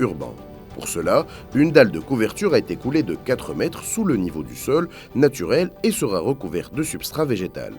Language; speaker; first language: French; native; French